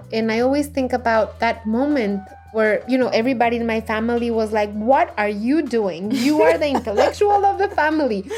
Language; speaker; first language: English; non-native, fluent; Spanish